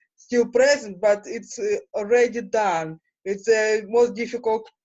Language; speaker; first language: English; non-native, fluent; Russian